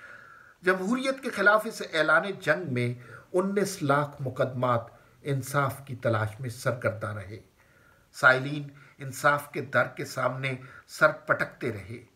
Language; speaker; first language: Urdu; native; Urdu